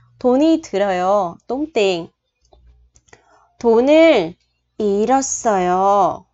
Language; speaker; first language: Korean; non-native, fluent; Vietnamese